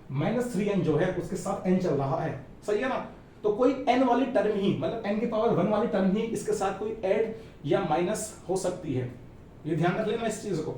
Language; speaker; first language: Hindi; native; Hindi